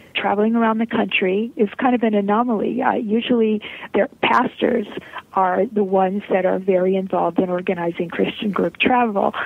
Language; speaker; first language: English; early bilingual, heritage; Polish